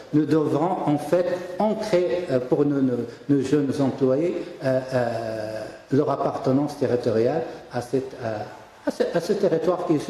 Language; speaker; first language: French; non-native, local second language; Arabic